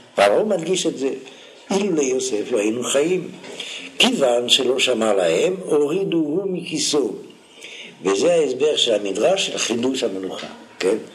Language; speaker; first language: Hebrew; non-native, fluent; French